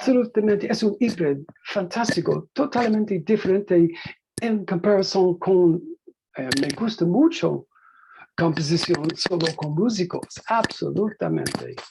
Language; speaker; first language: Spanish; non-native, learner; English